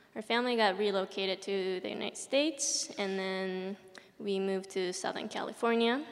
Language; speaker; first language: English; early bilingual, other home language; Japanese